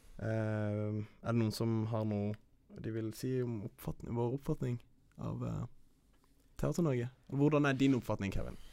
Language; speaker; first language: Norwegian; early bilingual, other home language; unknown